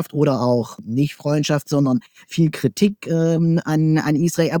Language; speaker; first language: German; native; German